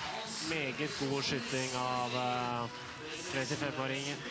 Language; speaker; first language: Norwegian; native; Norwegian